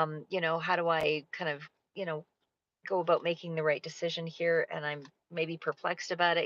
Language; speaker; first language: English; native; English